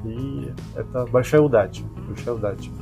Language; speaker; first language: Russian; non-native, learner; Portuguese